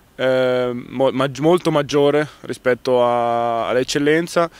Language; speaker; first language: Italian; native; Italian